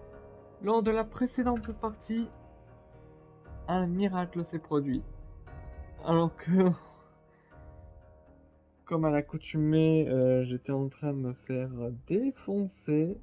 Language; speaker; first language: French; native; French